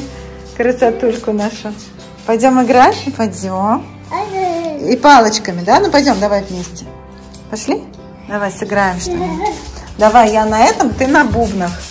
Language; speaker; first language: Russian; native; Russian